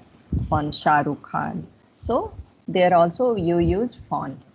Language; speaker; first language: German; non-native, fluent; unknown